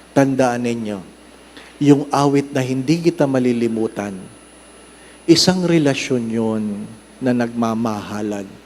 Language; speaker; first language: Filipino; non-native, local second language; Cebuano